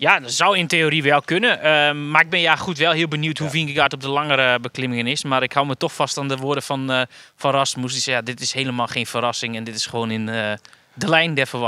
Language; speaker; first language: Dutch; native; Dutch